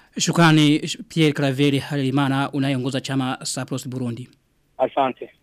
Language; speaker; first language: Swahili; non-native, local second language; Rundi